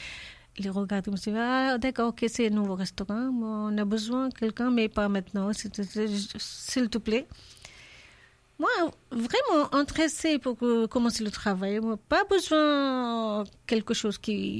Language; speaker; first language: French; non-native, learner; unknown